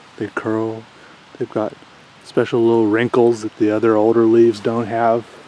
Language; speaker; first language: English; native; English